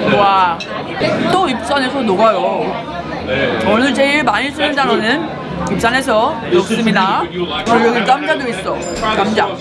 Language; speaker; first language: Korean; non-native, fluent; English